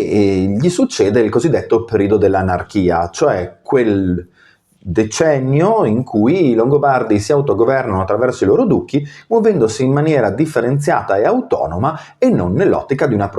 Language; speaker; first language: Italian; native; Italian